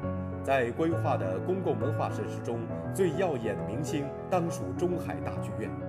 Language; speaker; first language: Chinese; native; Chinese